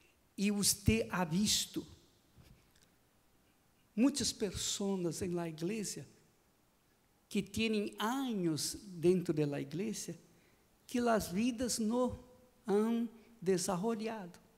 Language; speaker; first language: Portuguese; non-native, fluent; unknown